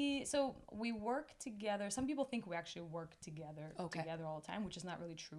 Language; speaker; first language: English; non-native, fluent; Russian